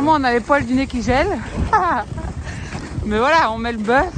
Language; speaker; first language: French; native; French